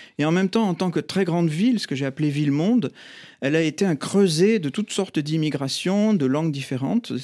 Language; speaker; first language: French; native; French